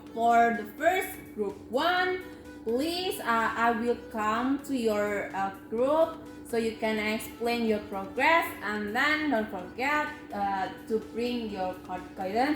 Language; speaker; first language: English; non-native, fluent; Indonesian